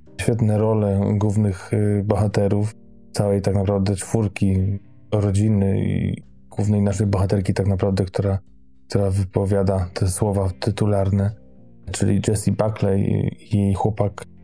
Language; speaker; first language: Polish; native; Polish